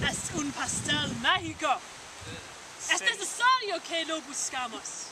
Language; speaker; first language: Spanish; non-native, learner; English